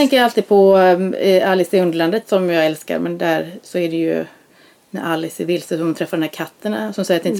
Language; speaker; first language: Swedish; native; Swedish